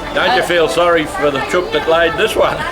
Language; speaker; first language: English; native; English